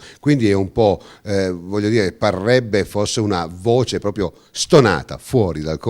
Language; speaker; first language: Italian; native; Italian